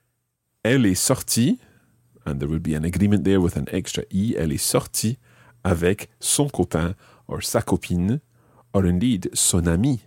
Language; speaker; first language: French; non-native, fluent; English